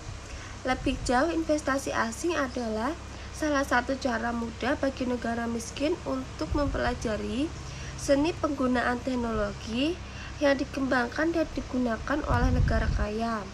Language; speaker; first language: Indonesian; native; Indonesian